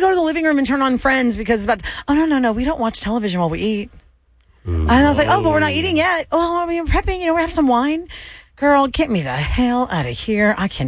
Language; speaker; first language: English; native; English